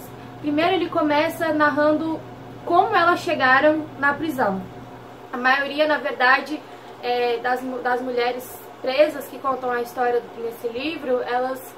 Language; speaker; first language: Portuguese; native; Portuguese